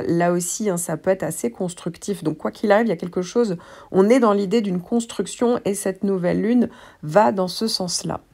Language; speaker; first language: French; native; French